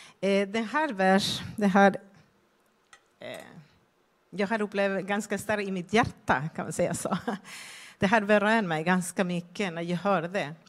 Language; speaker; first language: Swedish; non-native, fluent; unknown